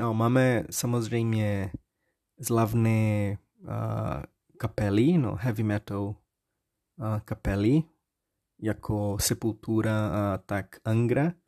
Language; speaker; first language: Czech; non-native, learner; Portuguese